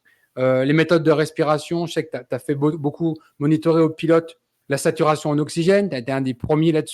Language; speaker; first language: French; native; French